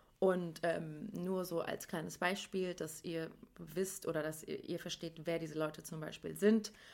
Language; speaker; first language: German; native; German